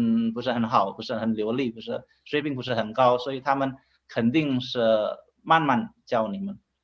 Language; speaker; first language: Chinese; non-native, fluent; Indonesian